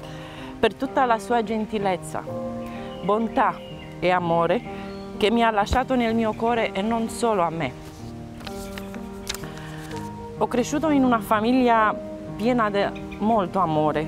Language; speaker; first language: Italian; non-native, learner; Romanian